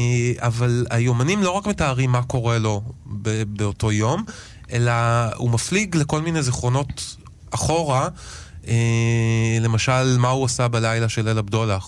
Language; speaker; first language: Hebrew; native; Hebrew